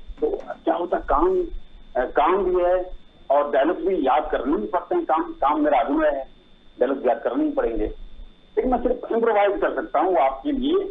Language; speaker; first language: Hindi; non-native, local second language; Maithili